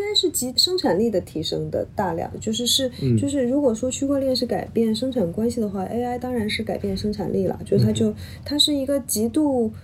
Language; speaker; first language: Chinese; native; Chinese